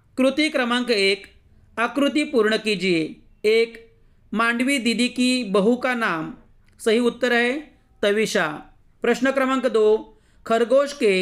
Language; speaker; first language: Hindi; non-native, local second language; Marathi